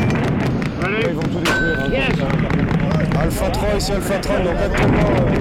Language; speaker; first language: French; native; French